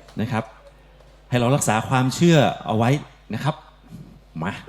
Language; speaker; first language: Thai; native; Thai